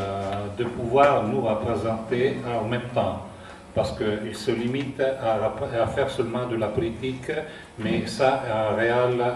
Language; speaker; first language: French; non-native, fluent; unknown